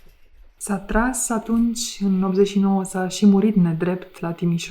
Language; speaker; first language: Romanian; native; Romanian